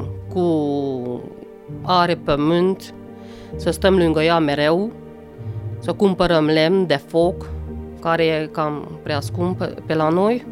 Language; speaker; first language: Romanian; non-native, local second language; Hungarian